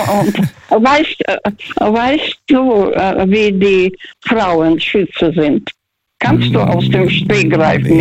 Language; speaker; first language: German; non-native, fluent; Russian